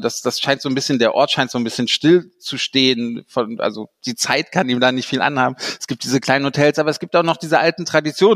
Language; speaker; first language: German; native; German